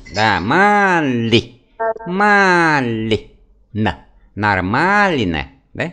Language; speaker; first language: Vietnamese; native; Vietnamese